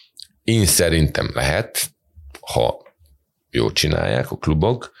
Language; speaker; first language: Hungarian; non-native, fluent; Serbian